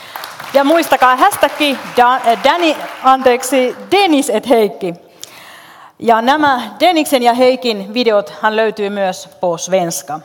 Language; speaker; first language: Finnish; native; Finnish